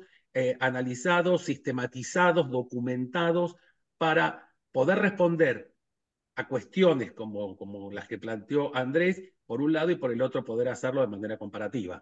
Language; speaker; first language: Spanish; native; Spanish